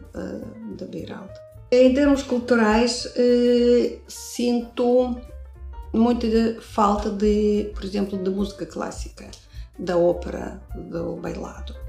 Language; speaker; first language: Portuguese; non-native, fluent; Russian